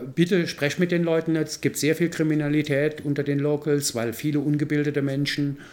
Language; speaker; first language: German; native; German